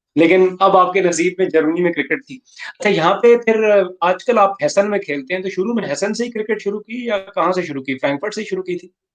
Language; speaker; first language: Urdu; native; Urdu